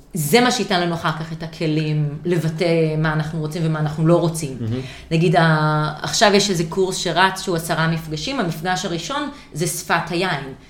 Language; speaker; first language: Hebrew; native; Hebrew